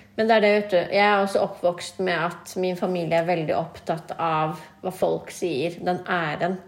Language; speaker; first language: Norwegian; early bilingual, other home language; Kurdish